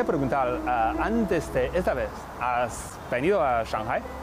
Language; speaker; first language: Spanish; non-native, learner; Chinese